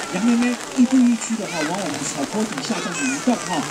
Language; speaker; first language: Chinese; native; Chinese